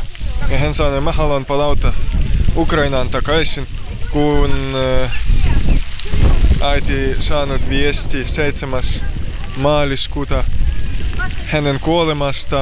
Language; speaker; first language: Finnish; non-native, learner; Ukrainian